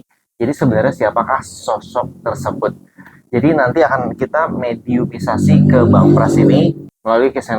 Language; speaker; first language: Indonesian; native; Indonesian